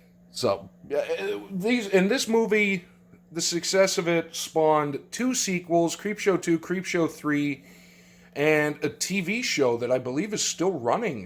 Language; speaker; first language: English; native; English